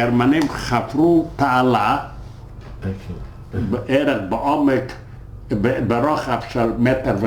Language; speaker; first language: Hebrew; non-native, fluent; Yiddish